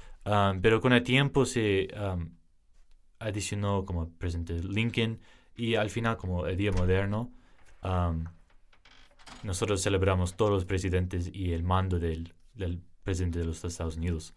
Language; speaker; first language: Spanish; early bilingual, heritage; English